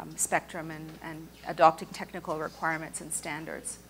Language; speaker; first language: English; native; English